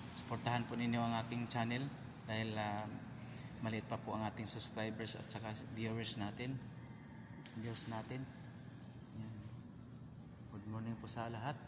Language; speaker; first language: Filipino; non-native, local second language; Cebuano